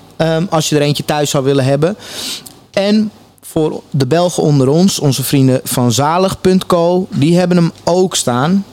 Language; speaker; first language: Dutch; native; Dutch